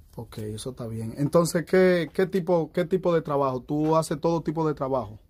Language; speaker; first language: Spanish; native; Spanish